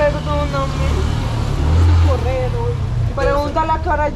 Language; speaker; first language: Spanish; native; Spanish